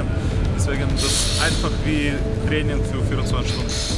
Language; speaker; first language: German; non-native, learner; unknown